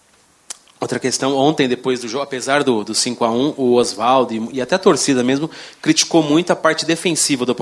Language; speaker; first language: Portuguese; native; Portuguese